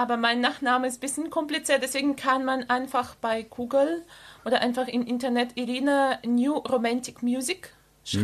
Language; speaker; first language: German; non-native, fluent; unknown